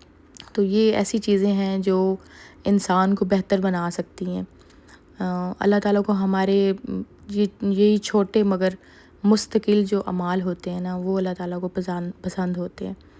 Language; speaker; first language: Urdu; native; Urdu